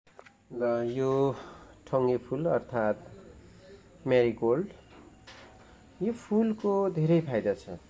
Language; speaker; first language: Nepali; native; Nepali